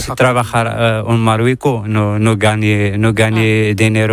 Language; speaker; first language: Spanish; non-native, learner; Arabic